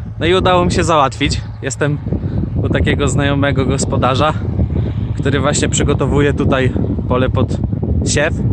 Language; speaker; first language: Polish; native; Polish